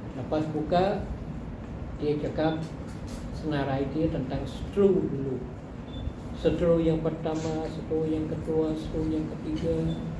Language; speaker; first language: Malay; non-native, fluent; Eastern Cham